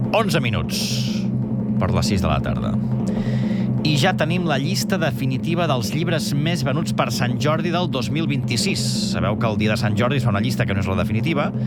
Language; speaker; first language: Catalan; native; Catalan